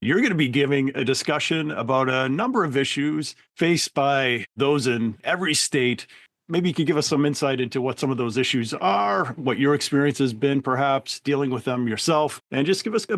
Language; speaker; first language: English; native; English